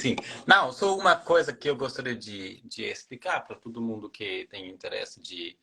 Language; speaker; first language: Portuguese; non-native, fluent; German